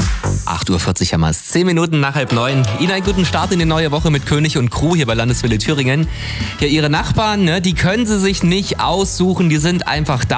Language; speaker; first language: German; native; German